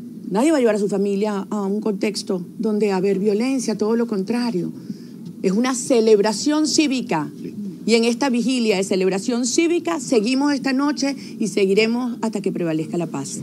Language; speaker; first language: Spanish; native; Spanish